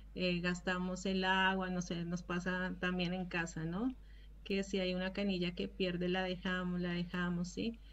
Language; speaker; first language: Spanish; native; Spanish